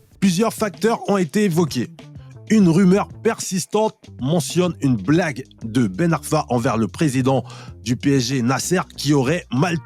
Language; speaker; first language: French; native; French